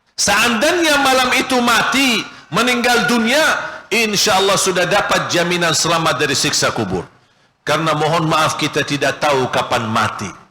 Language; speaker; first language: Malay; non-native, fluent; Arabic